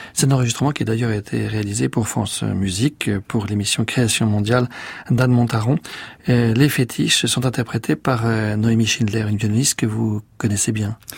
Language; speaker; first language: French; native; French